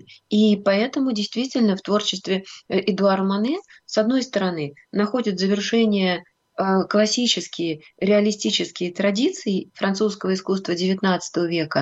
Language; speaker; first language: Russian; native; Russian